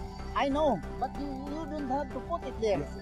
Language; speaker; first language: English; non-native, learner; Filipino